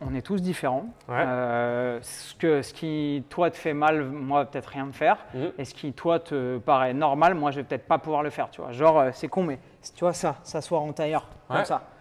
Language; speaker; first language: French; native; French